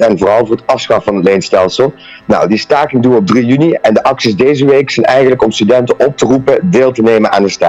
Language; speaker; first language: Dutch; native; Dutch